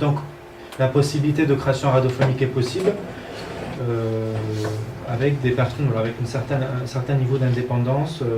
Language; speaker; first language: French; native; French